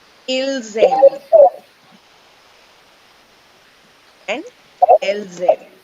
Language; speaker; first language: French; non-native, fluent; Hindi